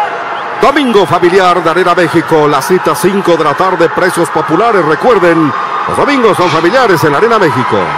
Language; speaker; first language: Spanish; native; Spanish